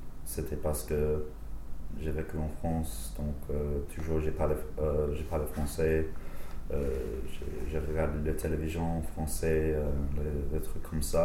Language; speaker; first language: French; non-native, fluent; English